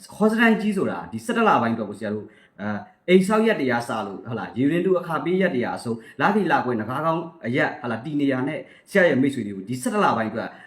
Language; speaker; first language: Burmese; native; Burmese